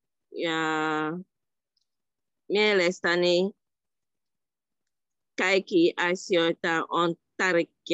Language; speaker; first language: Finnish; non-native, learner; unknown